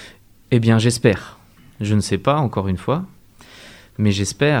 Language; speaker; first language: French; native; French